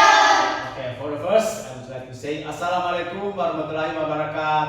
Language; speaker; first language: English; non-native, learner; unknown